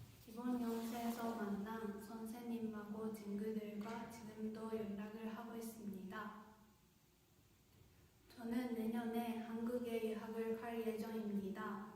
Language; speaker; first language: Korean; non-native, fluent; Japanese